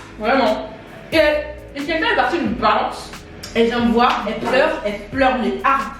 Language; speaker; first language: French; native; French